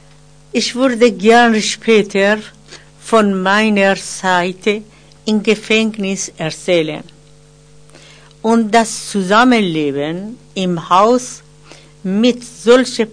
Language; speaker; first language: German; non-native, fluent; Persian